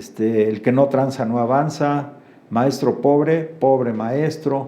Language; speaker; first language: Spanish; native; Spanish